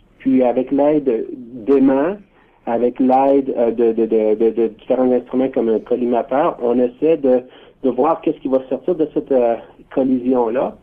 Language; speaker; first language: French; native; French